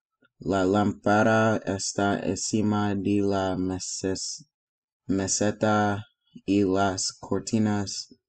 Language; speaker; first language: Spanish; non-native, learner; English